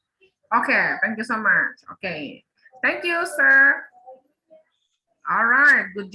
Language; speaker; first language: English; non-native, learner; Indonesian